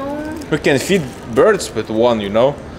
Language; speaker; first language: English; non-native, fluent; Lithuanian